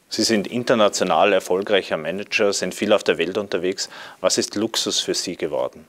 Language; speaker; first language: German; native; German